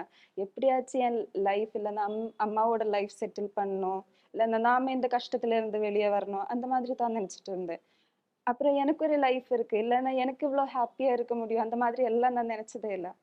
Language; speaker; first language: Tamil; non-native, local second language; Malayalam